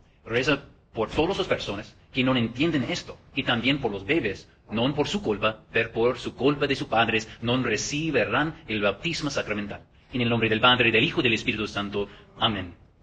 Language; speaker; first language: Spanish; non-native, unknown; English